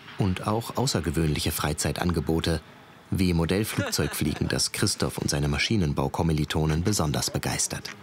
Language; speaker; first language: German; native; German